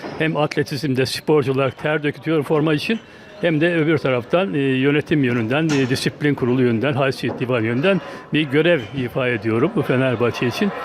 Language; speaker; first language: Turkish; native; Turkish